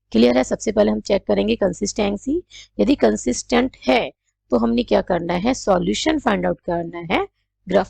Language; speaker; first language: Hindi; native; Hindi